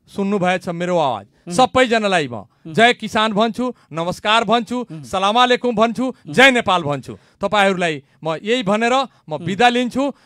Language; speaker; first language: Nepali; non-native, local second language; Bhojpuri